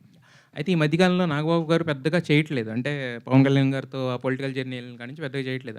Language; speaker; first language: Telugu; native; Telugu